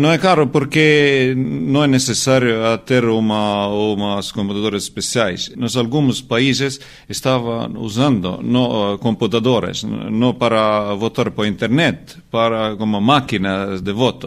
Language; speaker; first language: Portuguese; non-native, learner; Estonian